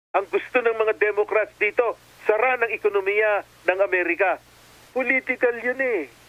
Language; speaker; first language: Filipino; native; Filipino